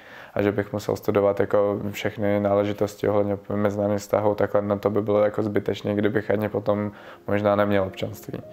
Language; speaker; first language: Czech; early bilingual, other home language; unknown